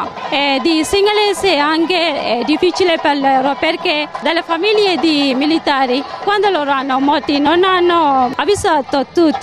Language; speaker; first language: Italian; non-native, learner; Tamil